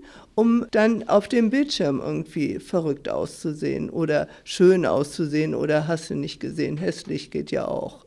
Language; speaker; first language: German; native; German